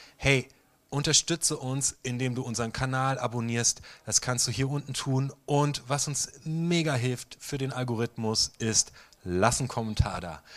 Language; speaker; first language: German; non-native, fluent; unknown